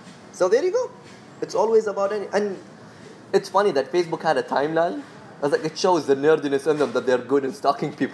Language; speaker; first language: English; non-native, fluent; Arabic